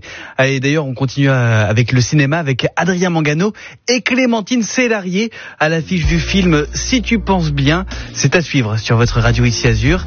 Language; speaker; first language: French; native; French